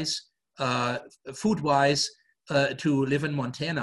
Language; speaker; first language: English; non-native, fluent; German